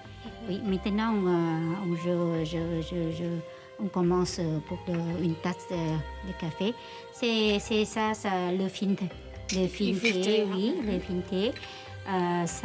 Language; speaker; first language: French; non-native, learner; Vietnamese